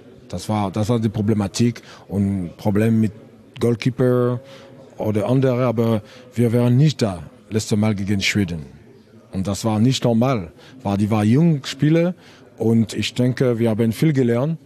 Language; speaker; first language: German; non-native, learner; French